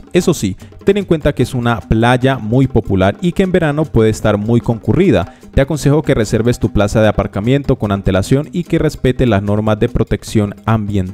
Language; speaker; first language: Spanish; native; Spanish